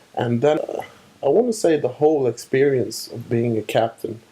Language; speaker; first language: English; non-native, fluent; Swedish